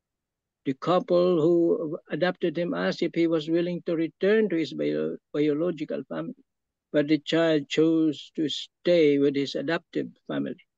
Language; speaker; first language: English; non-native, local second language; Filipino